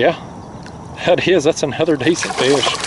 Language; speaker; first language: English; native; English